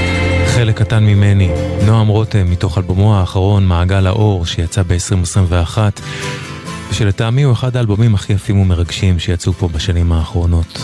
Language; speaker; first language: Hebrew; native; Hebrew